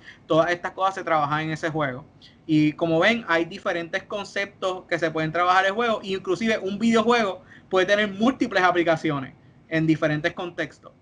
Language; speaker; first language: Spanish; native; Spanish